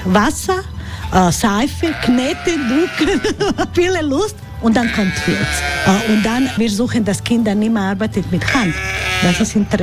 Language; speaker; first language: German; non-native, learner; Croatian